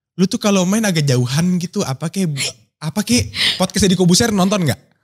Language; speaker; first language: Indonesian; native; Indonesian